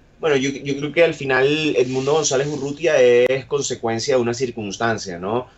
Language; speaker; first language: Spanish; native; Spanish